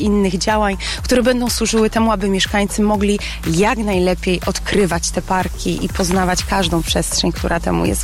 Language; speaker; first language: Polish; native; Polish